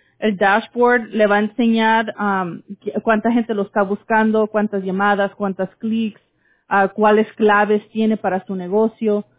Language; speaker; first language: Spanish; early bilingual, heritage; Spanish